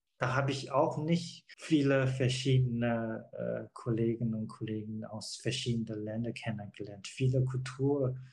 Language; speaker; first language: German; non-native, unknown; Chinese